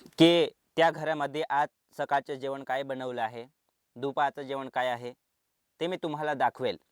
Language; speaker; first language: Marathi; non-native, local second language; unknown